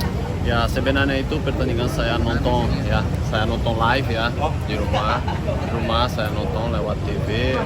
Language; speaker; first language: Indonesian; non-native, fluent; Portuguese